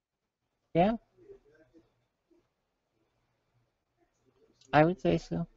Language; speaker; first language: English; native; English